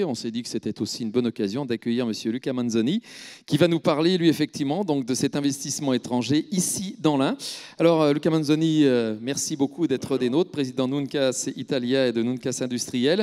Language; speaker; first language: French; native; French